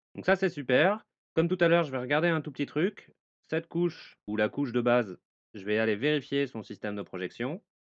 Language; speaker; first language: French; native; French